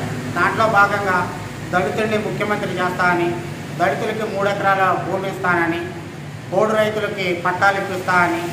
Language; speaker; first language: Telugu; native; Telugu